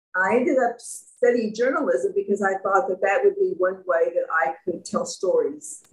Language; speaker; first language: English; native; English